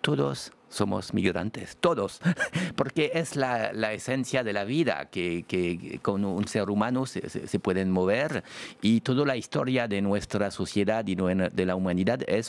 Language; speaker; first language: Spanish; non-native, fluent; French